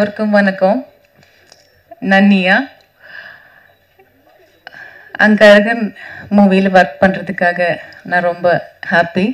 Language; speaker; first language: Tamil; non-native, learner; Malayalam